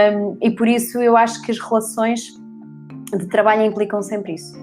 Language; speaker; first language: Portuguese; native; Portuguese